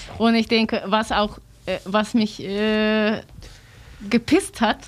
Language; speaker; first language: German; non-native, learner; Russian